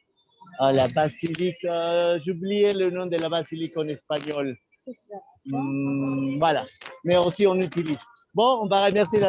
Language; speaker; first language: French; non-native, fluent; Spanish